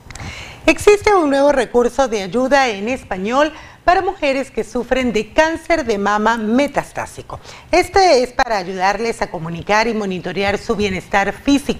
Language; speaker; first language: Spanish; native; Spanish